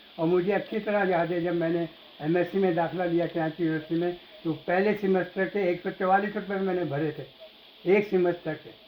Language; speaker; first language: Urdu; native; Urdu